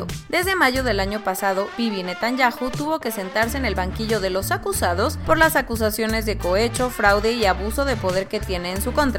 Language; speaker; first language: Spanish; native; Spanish